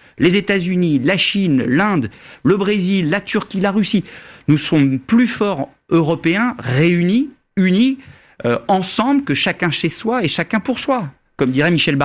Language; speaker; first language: French; native; French